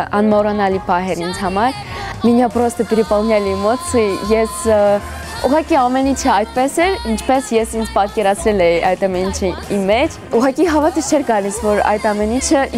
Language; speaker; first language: Armenian; early bilingual, heritage; Armenian